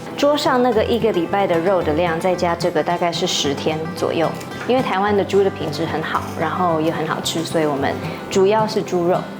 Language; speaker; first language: Chinese; native; Chinese